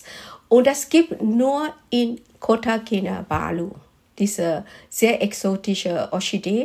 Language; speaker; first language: German; non-native, fluent; Malay